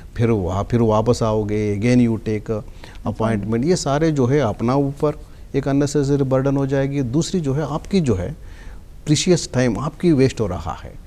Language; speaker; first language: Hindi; non-native, local second language; Telugu